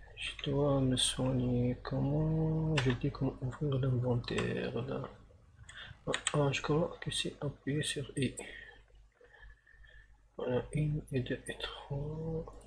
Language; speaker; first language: French; non-native, learner; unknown